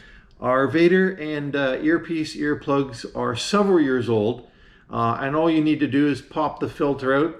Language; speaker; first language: English; native; English